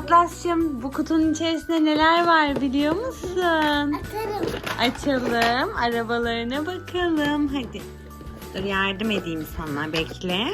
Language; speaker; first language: Turkish; native; Turkish